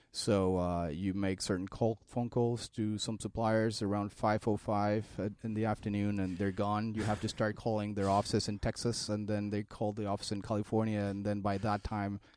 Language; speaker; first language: English; non-native, fluent; Spanish